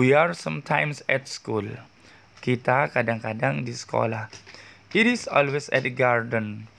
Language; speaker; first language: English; non-native, learner; Indonesian